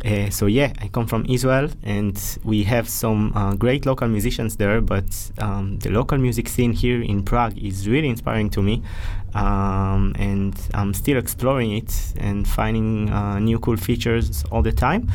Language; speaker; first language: English; non-native, fluent; Hebrew